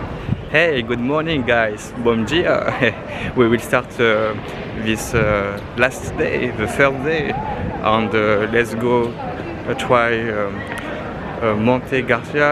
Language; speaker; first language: English; non-native, learner; French